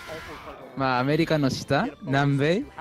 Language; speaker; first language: Japanese; non-native, learner; Spanish